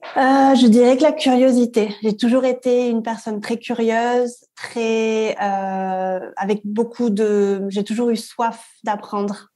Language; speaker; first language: French; native; French